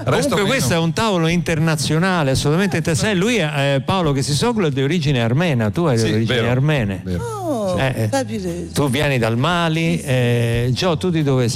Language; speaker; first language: Italian; native; Italian